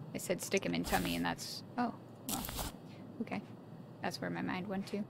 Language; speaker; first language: English; native; English